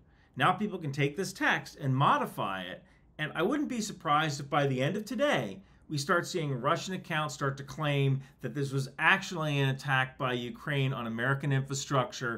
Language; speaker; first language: English; native; English